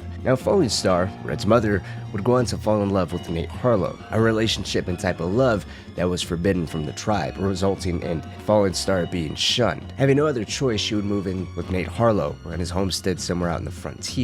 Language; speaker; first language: English; native; English